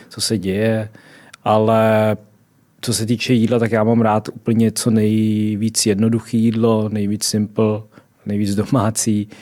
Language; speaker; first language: Czech; early bilingual, other home language; Vietnamese